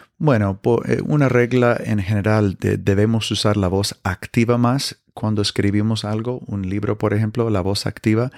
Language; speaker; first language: Spanish; non-native, fluent; English